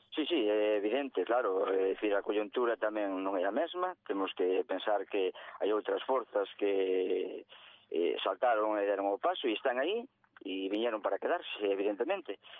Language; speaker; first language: Galician; native; Galician